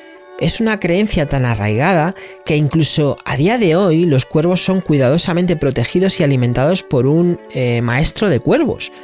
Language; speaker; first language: Spanish; native; Spanish